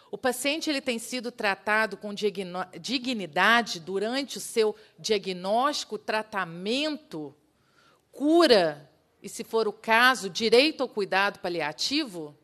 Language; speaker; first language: Portuguese; native; Portuguese